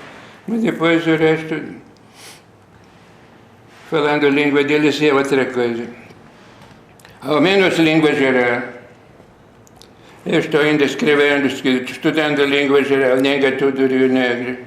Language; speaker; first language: Portuguese; non-native, fluent; Lithuanian